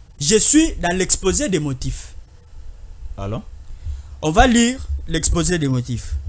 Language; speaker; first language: French; non-native, local second language; Lingala